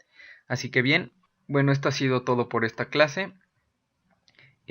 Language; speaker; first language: Spanish; native; Spanish